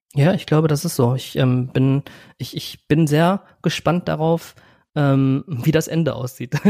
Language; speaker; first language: German; native; German